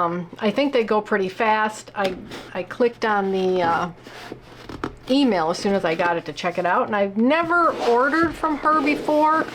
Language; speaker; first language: English; native; English